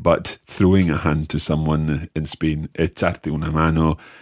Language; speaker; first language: English; native; English